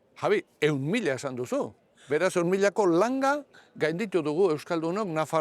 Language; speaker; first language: Basque; native; Basque